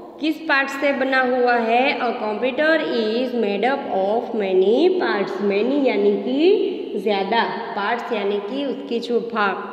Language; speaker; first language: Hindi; non-native, local second language; Gujarati